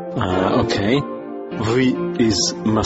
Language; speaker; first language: Russian; non-native, learner; English